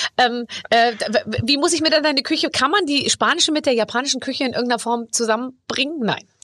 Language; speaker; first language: German; native; German